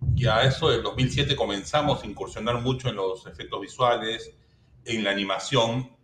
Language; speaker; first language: Spanish; native; Spanish